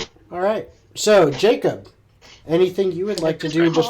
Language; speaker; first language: English; native; English